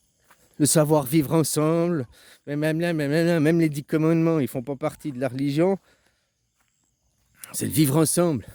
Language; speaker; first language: French; native; French